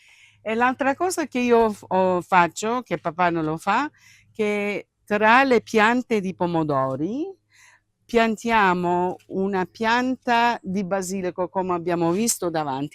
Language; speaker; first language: Italian; early bilingual, heritage; Italian